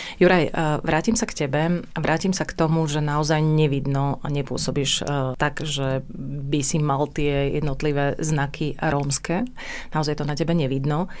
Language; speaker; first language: Slovak; native; Slovak